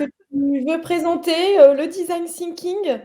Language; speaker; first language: French; native; French